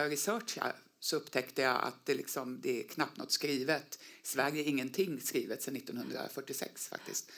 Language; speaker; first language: Swedish; native; Swedish